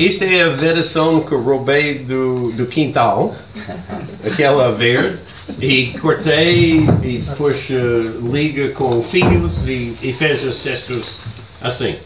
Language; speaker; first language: Portuguese; non-native, learner; English